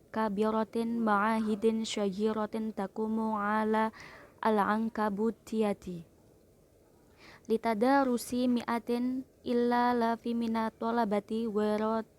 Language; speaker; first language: Arabic; non-native, learner; Indonesian